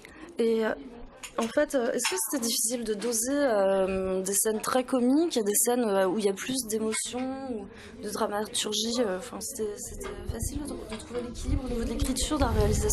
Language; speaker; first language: French; native; French